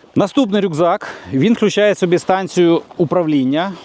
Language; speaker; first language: Ukrainian; native; Ukrainian